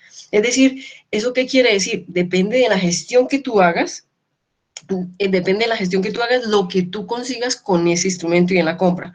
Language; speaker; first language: Spanish; native; Spanish